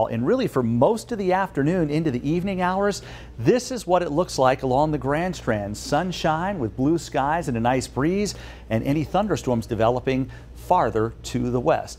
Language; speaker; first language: English; native; English